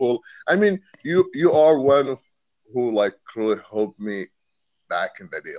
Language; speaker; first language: English; non-native, learner; Arabic